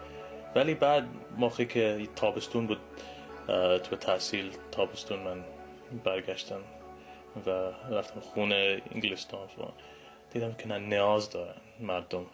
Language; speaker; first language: Persian; non-native, fluent; English